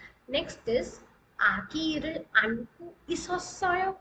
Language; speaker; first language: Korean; non-native, fluent; Hindi